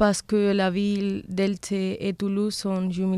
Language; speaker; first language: French; non-native, learner; Spanish